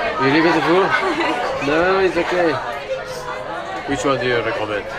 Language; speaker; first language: English; non-native, fluent; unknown